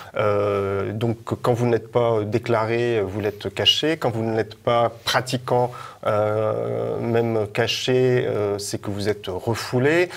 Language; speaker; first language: French; native; French